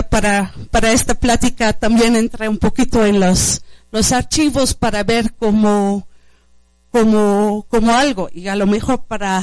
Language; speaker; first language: Spanish; non-native, fluent; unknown